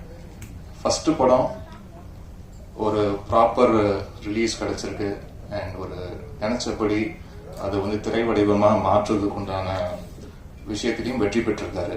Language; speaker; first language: Tamil; native; Tamil